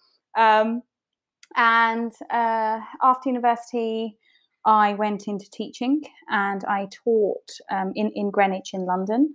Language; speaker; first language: English; early bilingual, other home language; Bosnian